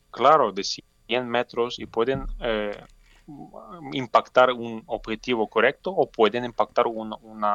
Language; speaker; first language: Spanish; non-native, fluent; Ukrainian